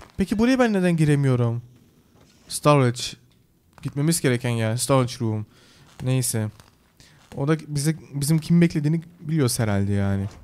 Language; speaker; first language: Turkish; early bilingual, heritage; Turkish